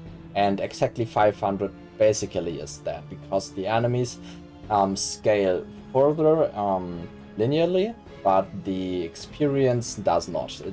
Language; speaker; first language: English; non-native, fluent; German